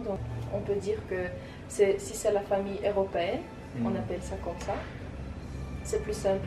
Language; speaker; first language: French; non-native, fluent; Tajik